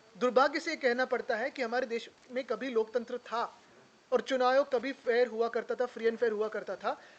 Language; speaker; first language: Hindi; non-native, local second language; Marathi